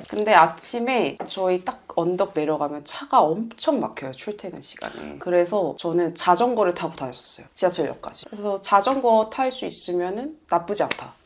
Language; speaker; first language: Korean; native; Korean